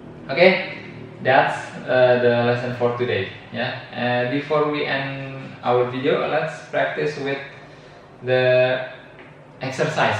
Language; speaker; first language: English; non-native, fluent; Indonesian